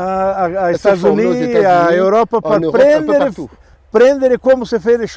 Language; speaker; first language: French; non-native, learner; Portuguese